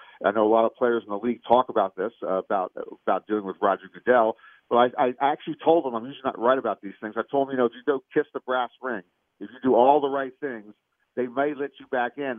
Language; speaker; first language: English; native; English